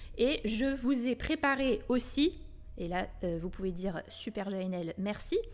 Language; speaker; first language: French; native; French